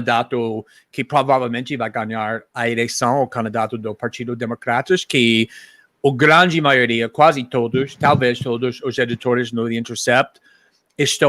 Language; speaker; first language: Portuguese; non-native, fluent; English